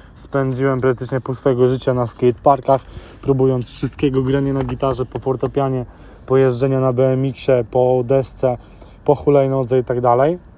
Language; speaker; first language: Polish; early bilingual, heritage; Polish